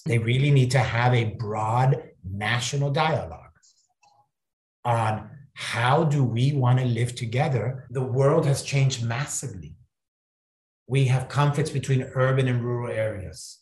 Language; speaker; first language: English; native; English